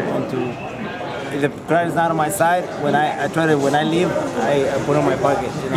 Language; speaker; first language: English; non-native, fluent; Spanish